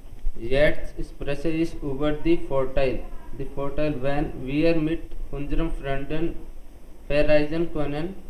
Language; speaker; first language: German; non-native, learner; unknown